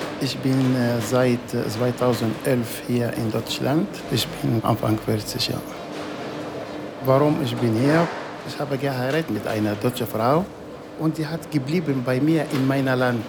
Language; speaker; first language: German; non-native, learner; Arabic